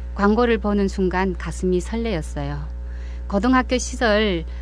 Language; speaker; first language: Korean; early bilingual, heritage; Korean